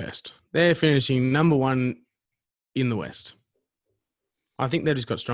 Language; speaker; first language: English; native; English